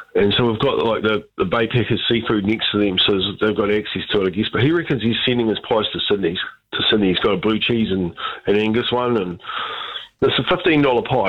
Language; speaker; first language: English; native; English